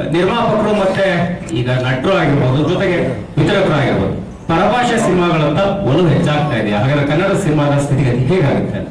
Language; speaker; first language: Kannada; native; Kannada